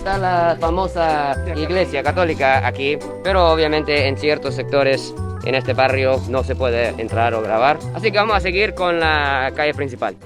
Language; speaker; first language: Spanish; non-native, fluent; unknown